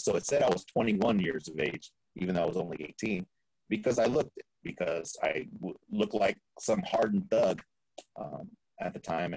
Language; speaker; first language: English; native; English